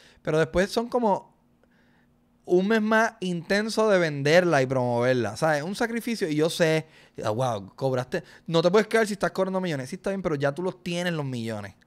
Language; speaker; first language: Spanish; native; Spanish